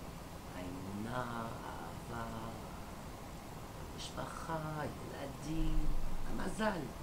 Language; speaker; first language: Hebrew; non-native, learner; French